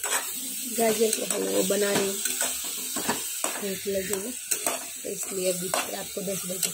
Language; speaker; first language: Hindi; native; Hindi